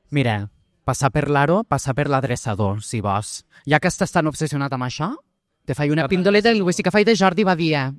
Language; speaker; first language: Catalan; early bilingual, other home language; Portuguese